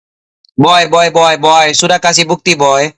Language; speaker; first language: Indonesian; non-native, fluent; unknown